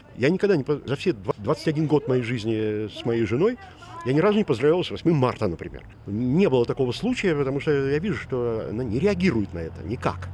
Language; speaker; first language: Russian; native; Russian